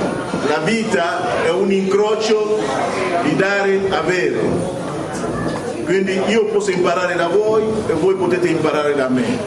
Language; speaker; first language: Italian; non-native, fluent; French